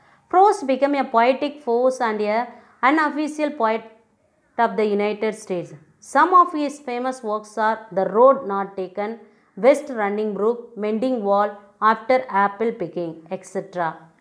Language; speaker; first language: English; non-native, local second language; Tamil